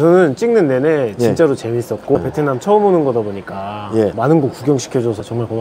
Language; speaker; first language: Korean; native; Korean